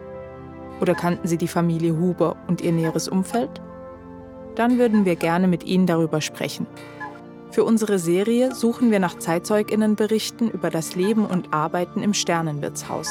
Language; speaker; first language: German; early bilingual, other home language; Turkish